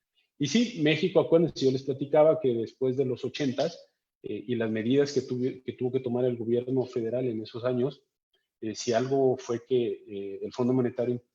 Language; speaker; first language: Spanish; native; Spanish